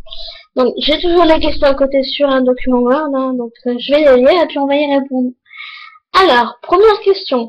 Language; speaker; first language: French; native; French